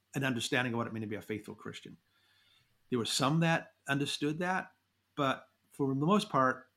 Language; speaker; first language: English; native; English